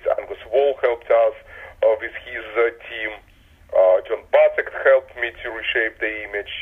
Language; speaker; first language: English; non-native, fluent; Russian